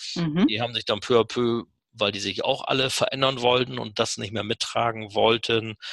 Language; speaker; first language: German; native; German